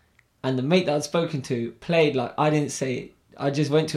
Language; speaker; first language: English; native; English